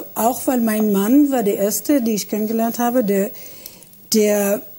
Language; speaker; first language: German; non-native, fluent; Hebrew